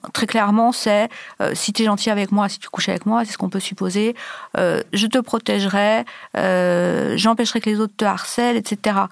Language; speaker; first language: French; native; French